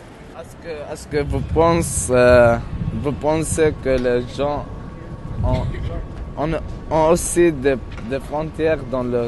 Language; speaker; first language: French; non-native, learner; Arabic